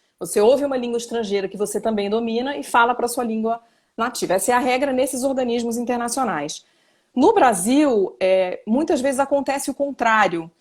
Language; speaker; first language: Portuguese; native; Portuguese